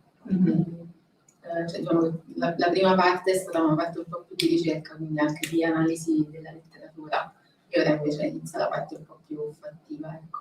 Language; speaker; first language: Italian; native; Italian